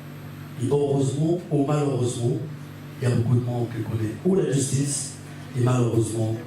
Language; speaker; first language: French; non-native, fluent; Arabic